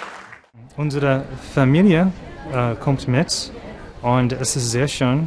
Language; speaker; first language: German; non-native, learner; English